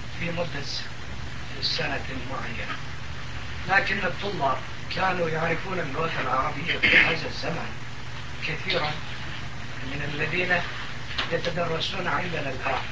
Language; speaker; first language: Arabic; non-native, fluent; Turkish